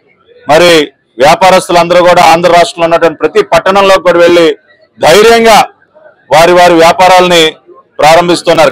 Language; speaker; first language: Telugu; native; Telugu